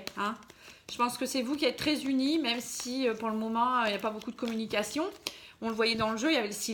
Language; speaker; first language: French; native; French